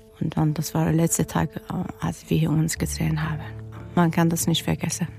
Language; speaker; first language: German; non-native, learner; Persian